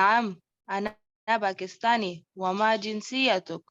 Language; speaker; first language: Arabic; non-native, learner; Urdu